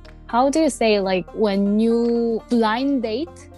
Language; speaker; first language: English; non-native, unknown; Korean